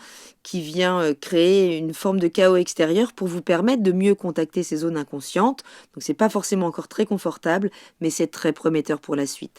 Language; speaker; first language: French; native; French